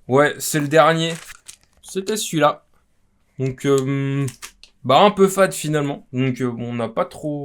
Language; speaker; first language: French; native; French